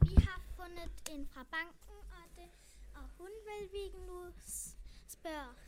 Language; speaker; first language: Danish; non-native, local second language; German